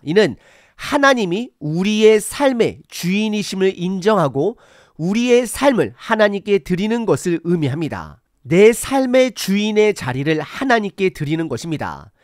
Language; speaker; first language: Korean; native; Korean